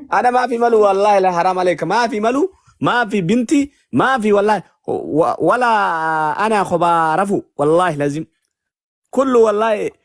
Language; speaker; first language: Arabic; non-native, learner; Oromo